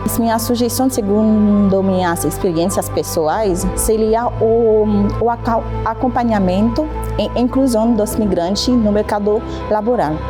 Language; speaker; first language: Portuguese; non-native, fluent; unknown